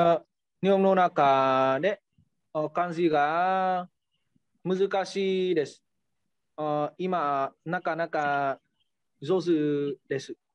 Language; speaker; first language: Japanese; non-native, learner; Vietnamese